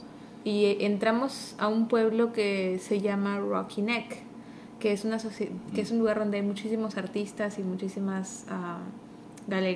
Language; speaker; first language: Spanish; early bilingual, heritage; Spanish